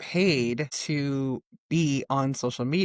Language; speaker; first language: English; native; English